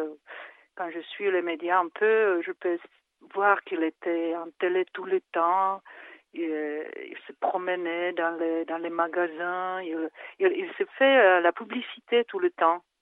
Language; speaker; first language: French; non-native, fluent; Czech